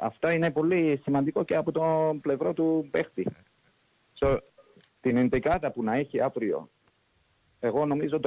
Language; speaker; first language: Greek; early bilingual, heritage; English